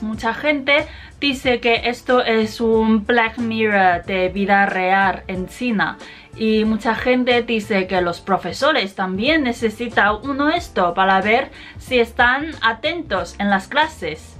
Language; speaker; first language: Spanish; non-native, fluent; Chinese